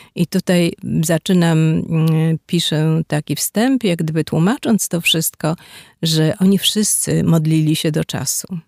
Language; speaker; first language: Polish; native; Polish